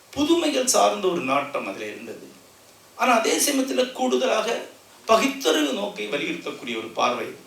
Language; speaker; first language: Tamil; non-native, local second language; Malayalam